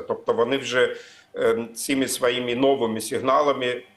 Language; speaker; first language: Ukrainian; non-native, fluent; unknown